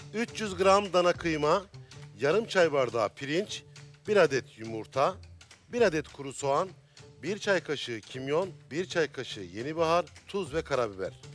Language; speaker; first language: Turkish; native; Turkish